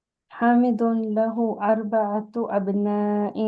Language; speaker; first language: Arabic; non-native, learner; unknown